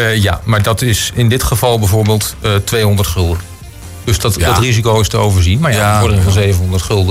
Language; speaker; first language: Dutch; native; Dutch